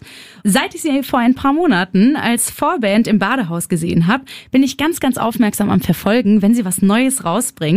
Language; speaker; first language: German; native; German